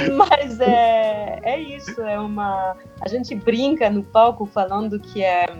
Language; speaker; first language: Portuguese; non-native, fluent; French